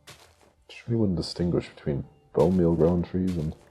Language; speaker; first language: English; native; English